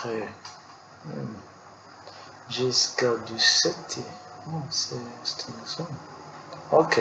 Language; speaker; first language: French; non-native, learner; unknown